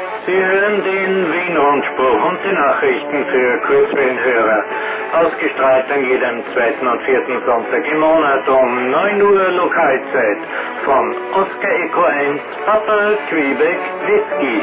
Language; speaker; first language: German; native; German